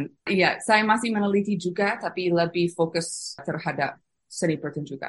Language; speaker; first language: Indonesian; non-native, fluent; English